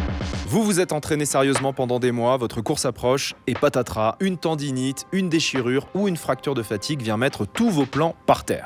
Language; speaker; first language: French; native; French